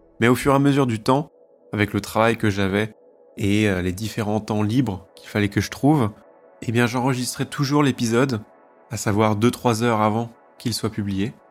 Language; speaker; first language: French; native; French